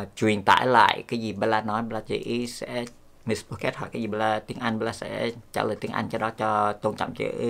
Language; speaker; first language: Vietnamese; early bilingual, heritage; Vietnamese